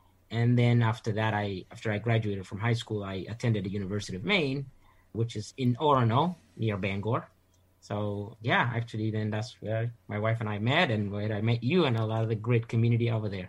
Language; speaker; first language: English; non-native, fluent; Somali